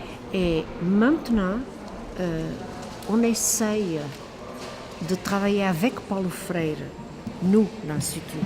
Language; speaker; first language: French; non-native, fluent; Portuguese